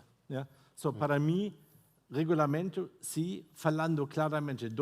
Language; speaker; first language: Portuguese; non-native, fluent; German